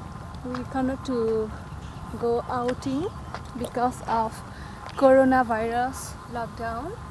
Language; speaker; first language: English; non-native, learner; Nepali